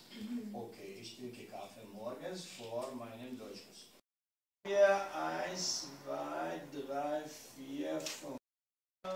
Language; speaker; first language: German; non-native, learner; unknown